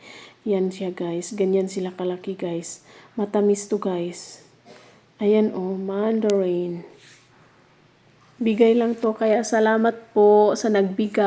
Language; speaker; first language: Filipino; native; Filipino